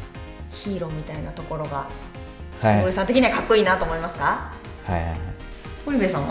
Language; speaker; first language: Japanese; native; Japanese